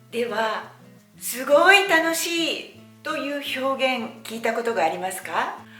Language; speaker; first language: Japanese; native; Japanese